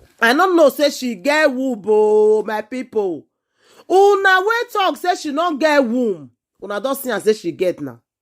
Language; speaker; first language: Nigerian Pidgin; native; Nigerian Pidgin